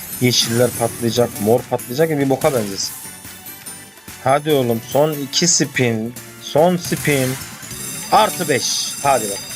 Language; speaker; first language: Turkish; native; Turkish